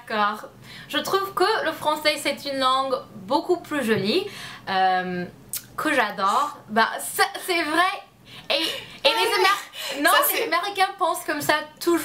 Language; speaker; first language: French; non-native, learner; English